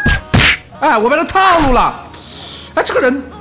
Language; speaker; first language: Chinese; native; Chinese